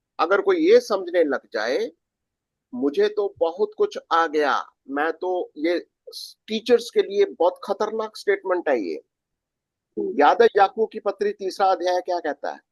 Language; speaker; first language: Hindi; native; Hindi